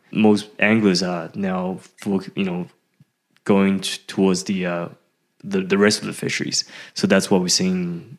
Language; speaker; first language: English; early bilingual, other home language; Chinese